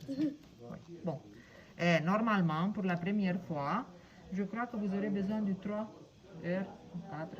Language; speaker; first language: French; non-native, fluent; Romanian